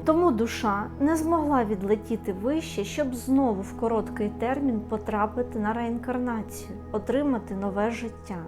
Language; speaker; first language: Ukrainian; native; Ukrainian